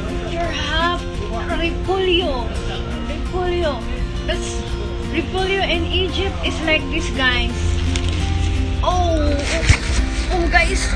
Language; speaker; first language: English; non-native, learner; Cebuano